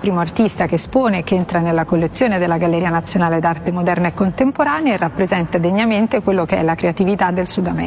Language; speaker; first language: Italian; native; Italian